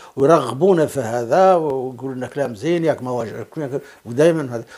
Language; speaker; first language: Arabic; native; Arabic